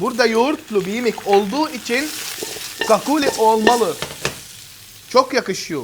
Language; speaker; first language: Turkish; non-native, fluent; Arabic